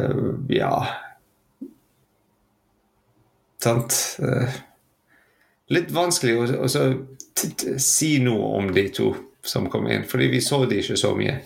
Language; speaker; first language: Norwegian; non-native, fluent; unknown